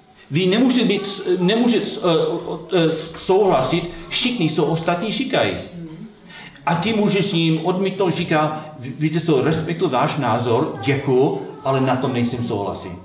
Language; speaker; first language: Czech; non-native, fluent; Slovak